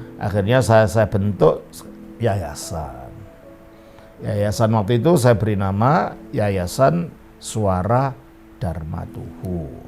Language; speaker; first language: Indonesian; native; Indonesian